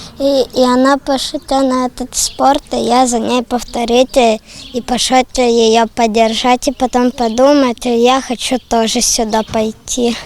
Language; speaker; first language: Ukrainian; non-native, local second language; Russian